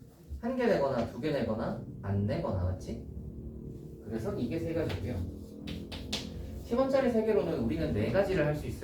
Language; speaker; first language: Korean; native; Korean